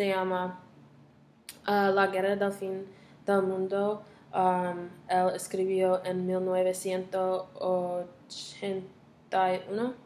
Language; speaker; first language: Spanish; non-native, learner; English